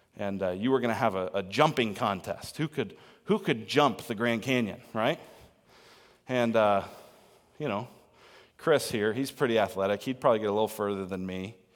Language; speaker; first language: English; native; English